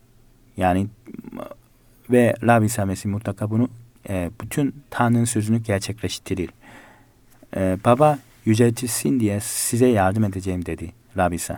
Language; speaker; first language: Turkish; non-native, fluent; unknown